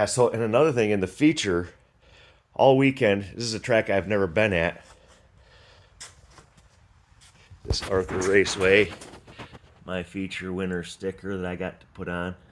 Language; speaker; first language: English; native; English